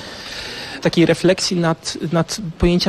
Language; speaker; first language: Polish; native; Polish